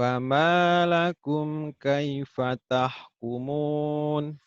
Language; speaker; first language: Arabic; non-native, learner; Indonesian